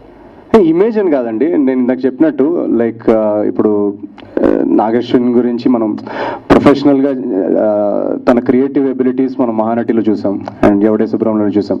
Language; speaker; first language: Telugu; native; Telugu